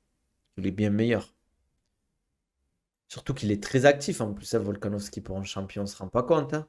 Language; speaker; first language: French; native; French